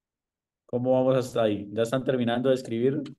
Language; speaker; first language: Spanish; native; Spanish